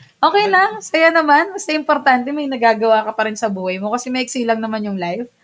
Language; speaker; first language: Filipino; non-native, local second language; Bikol